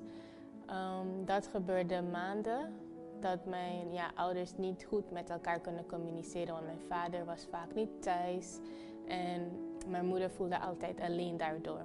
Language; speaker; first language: Dutch; early bilingual, other home language; Papiamento